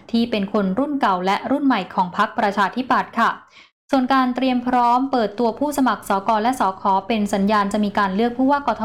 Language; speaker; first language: Thai; native; Thai